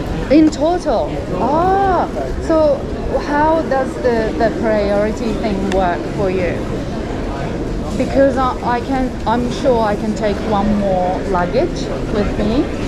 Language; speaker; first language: English; non-native, fluent; Japanese